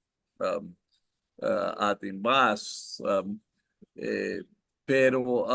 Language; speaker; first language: Spanish; non-native, fluent; English